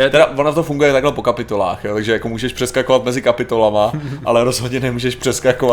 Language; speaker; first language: Czech; native; Czech